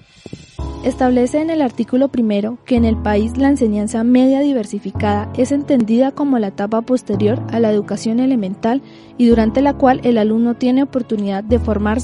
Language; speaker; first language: Spanish; native; Spanish